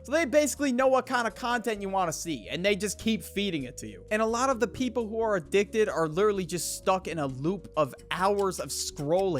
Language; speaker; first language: English; native; English